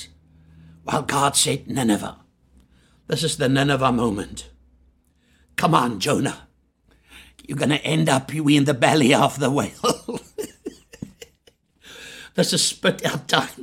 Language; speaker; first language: English; non-native, local second language; Afrikaans